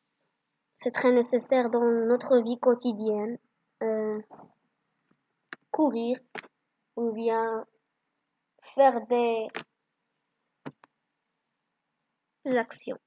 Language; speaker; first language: French; non-native, learner; Arabic